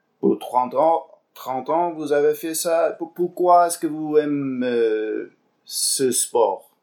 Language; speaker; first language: French; non-native, learner; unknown